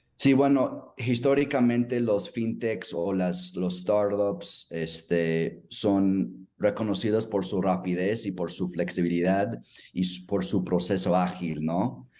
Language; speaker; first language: Spanish; non-native, fluent; English